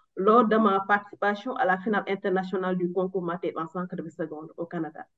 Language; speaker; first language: French; non-native, local second language; Wolof